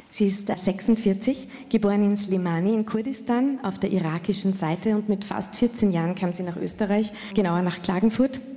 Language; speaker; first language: German; native; German